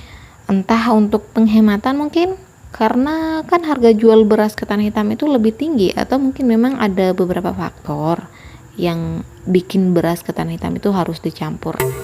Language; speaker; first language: Indonesian; native; Indonesian